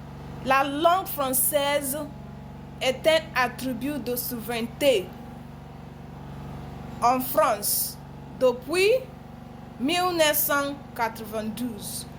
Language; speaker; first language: French; non-native, learner; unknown